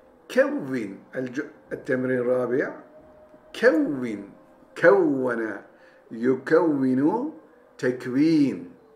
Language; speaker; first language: Arabic; non-native, fluent; Turkish